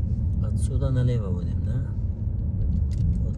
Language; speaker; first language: Russian; non-native, learner; Turkish